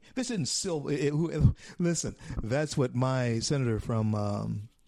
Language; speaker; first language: English; native; English